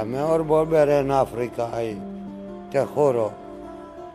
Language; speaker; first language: Spanish; non-native, learner; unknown